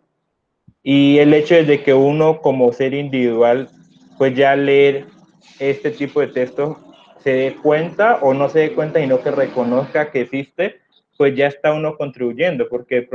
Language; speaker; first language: Spanish; native; Spanish